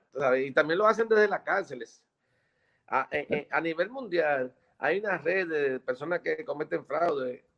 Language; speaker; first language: Spanish; native; Spanish